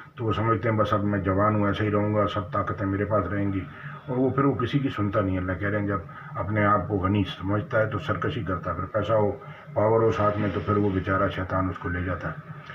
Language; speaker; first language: Urdu; native; Urdu